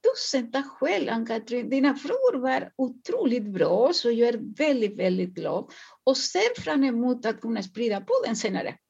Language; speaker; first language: Swedish; non-native, fluent; Spanish